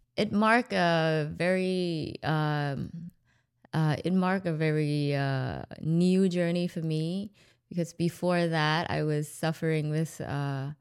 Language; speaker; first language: English; non-native, fluent; Vietnamese